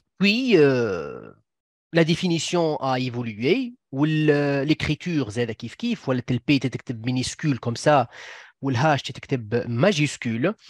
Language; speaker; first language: French; non-native, local second language; Arabic